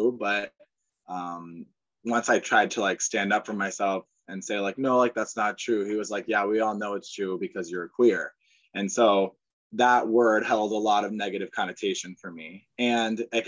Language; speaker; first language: English; native; English